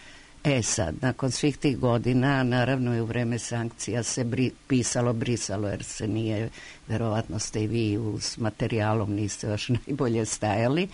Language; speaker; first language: Croatian; native; Croatian